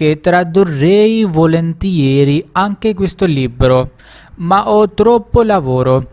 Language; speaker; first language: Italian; non-native, fluent; Urdu